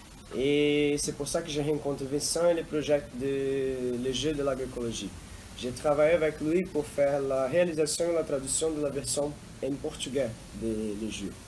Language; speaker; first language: French; non-native, learner; Portuguese